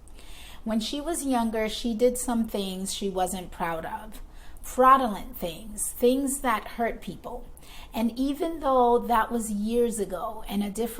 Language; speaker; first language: English; native; English